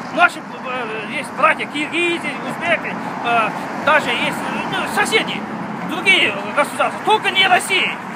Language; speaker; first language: Russian; non-native, local second language; Kazakh